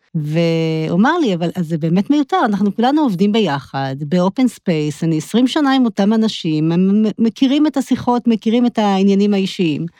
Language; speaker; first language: Hebrew; native; Hebrew